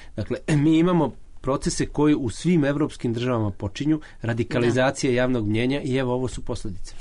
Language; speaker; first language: Serbian; native; Serbian